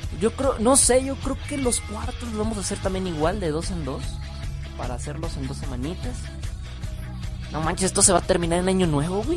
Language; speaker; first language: Spanish; native; Spanish